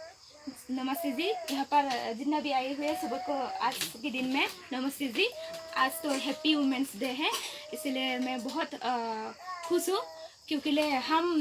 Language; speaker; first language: Hindi; non-native, local second language; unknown